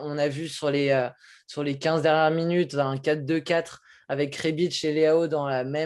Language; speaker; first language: French; native; French